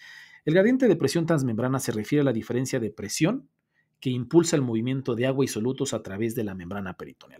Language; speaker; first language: Spanish; native; Spanish